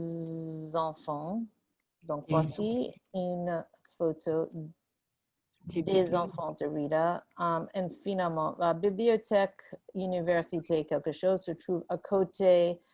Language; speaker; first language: French; non-native, fluent; English